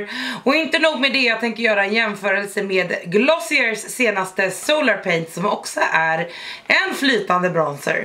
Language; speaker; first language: Swedish; native; Swedish